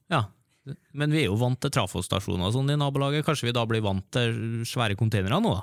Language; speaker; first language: Norwegian; native; Norwegian